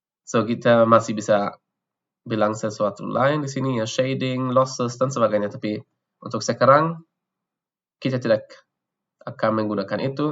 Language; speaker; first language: Indonesian; non-native, fluent; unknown